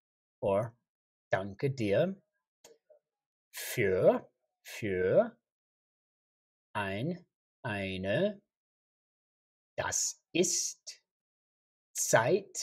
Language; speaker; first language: German; non-native, learner; English